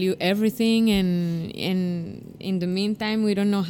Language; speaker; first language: English; non-native, fluent; Spanish